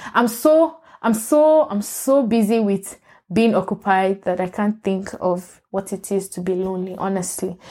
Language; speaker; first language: English; non-native, local second language; Yoruba